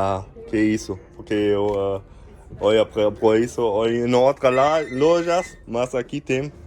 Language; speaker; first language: Portuguese; non-native, learner; German